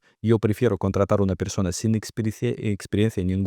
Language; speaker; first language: Spanish; non-native, fluent; Russian